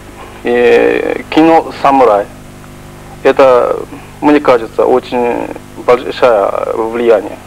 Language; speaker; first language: Russian; non-native, fluent; Japanese